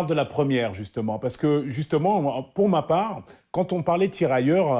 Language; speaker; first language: French; native; French